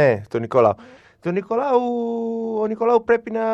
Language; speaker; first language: Greek; non-native, learner; Italian